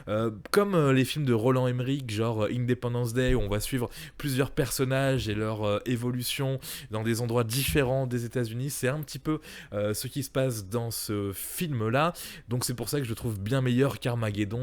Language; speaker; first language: French; native; French